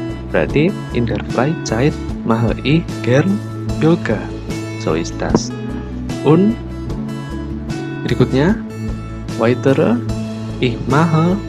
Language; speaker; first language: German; non-native, learner; Indonesian